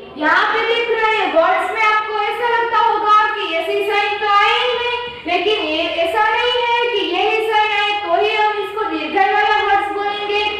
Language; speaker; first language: Hindi; non-native, local second language; Gujarati